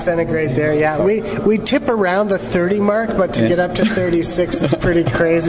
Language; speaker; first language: English; native; English